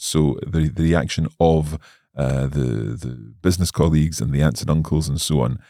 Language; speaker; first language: English; native; English